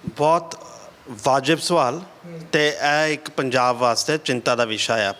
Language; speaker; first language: Punjabi; early bilingual, heritage; Punjabi